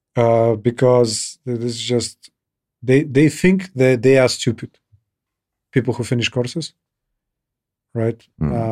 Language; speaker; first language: English; non-native, fluent; Kyrgyz